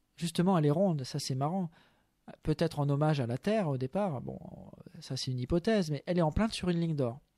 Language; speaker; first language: French; native; French